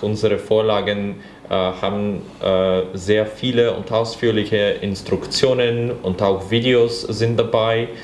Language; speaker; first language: German; non-native, fluent; Bulgarian